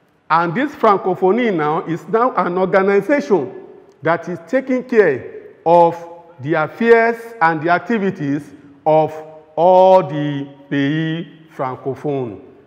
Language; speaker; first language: English; non-native, local second language; Yoruba